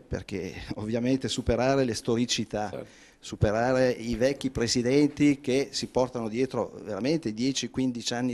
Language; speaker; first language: Italian; native; Italian